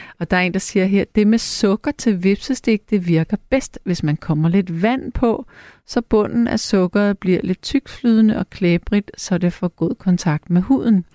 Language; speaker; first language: Danish; native; Danish